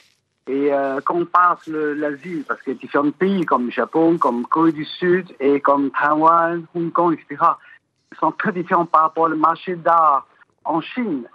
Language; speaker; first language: French; non-native, fluent; Chinese